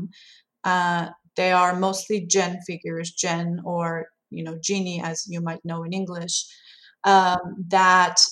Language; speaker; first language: English; non-native, fluent; Persian